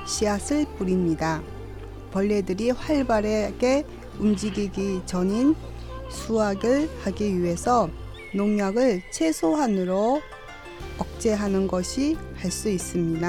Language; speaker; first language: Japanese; non-native, fluent; Korean